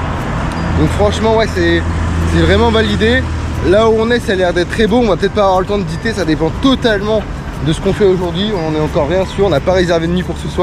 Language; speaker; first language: French; native; French